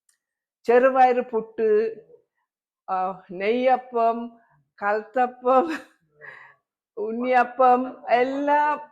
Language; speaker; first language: Malayalam; early bilingual, heritage; Malayalam